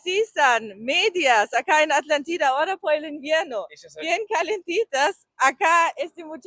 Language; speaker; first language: Spanish; non-native, learner; German